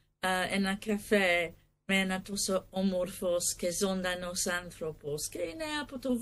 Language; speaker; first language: Greek; non-native, learner; English